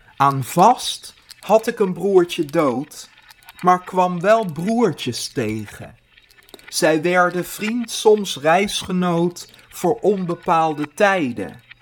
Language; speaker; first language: Dutch; native; Dutch